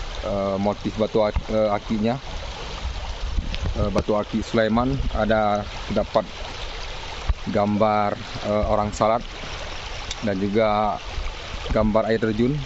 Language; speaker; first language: Indonesian; non-native, local second language; Achinese